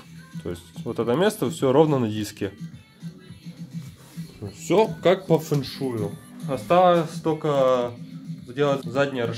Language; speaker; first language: Russian; native; Russian